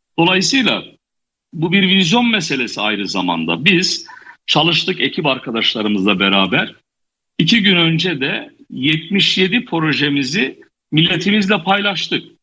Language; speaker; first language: Turkish; native; Turkish